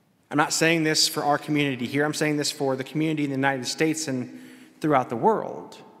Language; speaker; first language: English; native; English